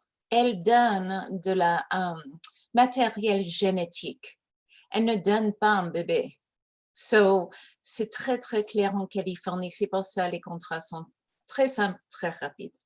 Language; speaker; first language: French; early bilingual, heritage; English